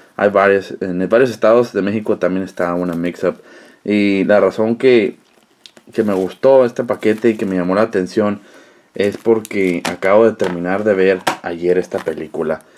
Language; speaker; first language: Spanish; early bilingual, heritage; Spanish